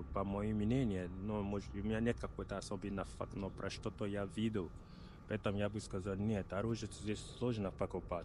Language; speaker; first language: Russian; non-native, learner; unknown